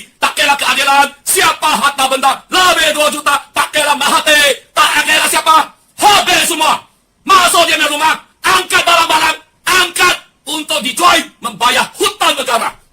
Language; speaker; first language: Malay; non-native, local second language; Chinese